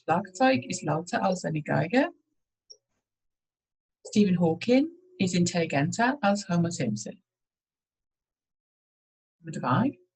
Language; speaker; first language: German; non-native, fluent; English